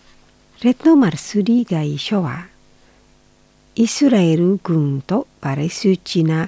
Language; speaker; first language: Japanese; non-native, fluent; Indonesian